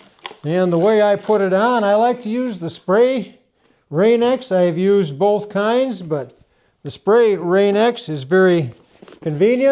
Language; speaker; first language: English; native; English